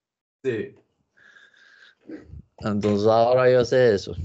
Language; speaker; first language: Spanish; non-native, learner; English